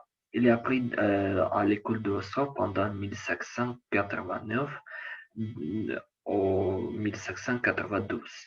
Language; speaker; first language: French; non-native, learner; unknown